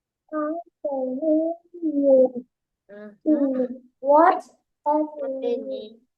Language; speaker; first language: English; non-native, learner; Vietnamese